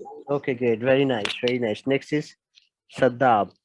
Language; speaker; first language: English; non-native, local second language; Hindi